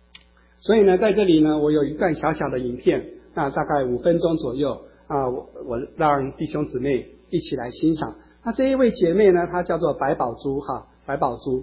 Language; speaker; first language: Chinese; native; Chinese